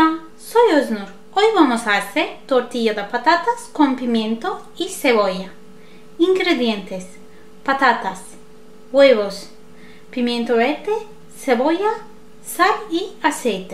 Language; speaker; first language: Spanish; non-native, learner; Turkish